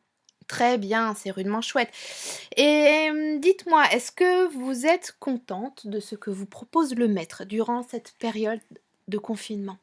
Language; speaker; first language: French; native; French